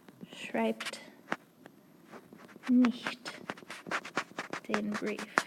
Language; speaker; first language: German; non-native, fluent; English